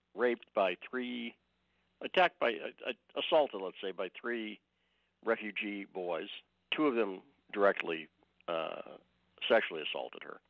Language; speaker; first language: English; native; English